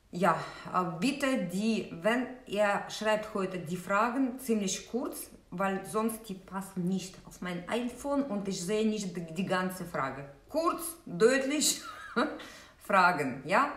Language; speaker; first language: German; non-native, fluent; Russian